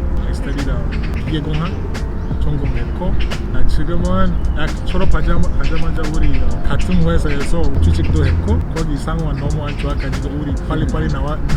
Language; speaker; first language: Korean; non-native, fluent; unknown